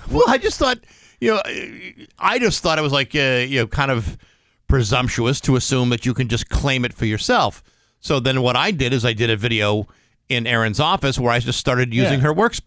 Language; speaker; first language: English; native; English